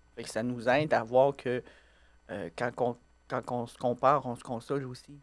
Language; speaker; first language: French; native; French